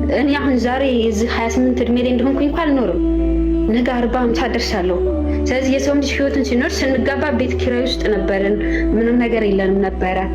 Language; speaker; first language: Amharic; native; Amharic